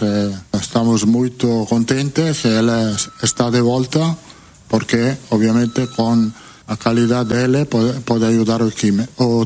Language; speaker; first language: Portuguese; non-native, fluent; Italian